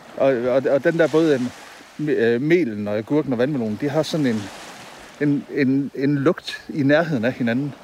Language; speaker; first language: Danish; native; Danish